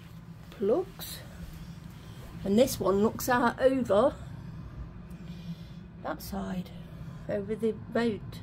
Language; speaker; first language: English; native; English